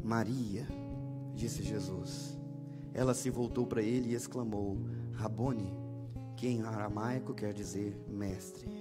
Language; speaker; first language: Portuguese; native; Portuguese